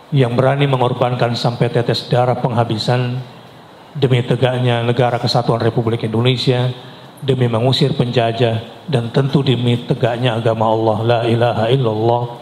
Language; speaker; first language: Indonesian; native; Indonesian